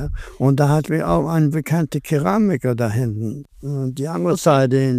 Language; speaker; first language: German; non-native, learner; Danish